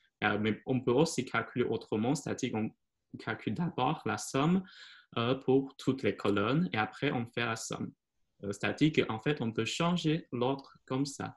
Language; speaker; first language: French; non-native, fluent; Chinese